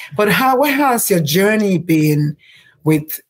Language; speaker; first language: English; non-native, local second language; Igbo